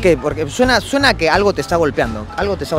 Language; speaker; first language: Spanish; native; Spanish